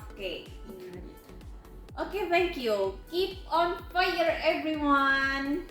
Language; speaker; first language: English; non-native, fluent; Indonesian